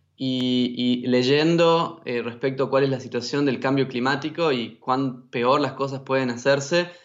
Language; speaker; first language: Spanish; native; Spanish